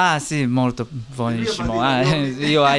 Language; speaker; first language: Italian; non-native, learner; Japanese